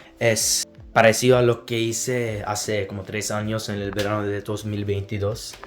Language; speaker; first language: Spanish; non-native, learner; Azerbaijani